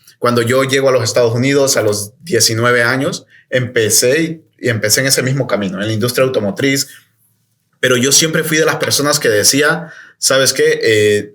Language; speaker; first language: Spanish; native; Spanish